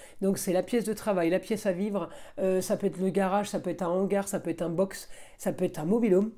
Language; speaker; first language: French; native; French